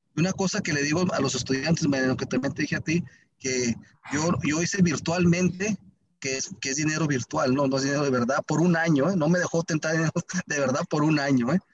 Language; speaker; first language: Spanish; early bilingual, heritage; Spanish